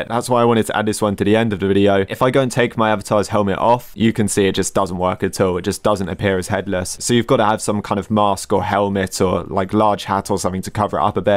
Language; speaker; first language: English; native; English